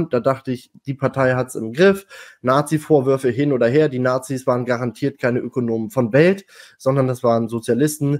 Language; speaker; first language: German; native; German